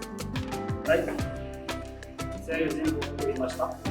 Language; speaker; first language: Japanese; non-native, learner; Arabic